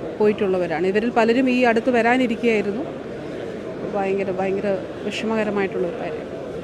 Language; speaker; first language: Malayalam; native; Malayalam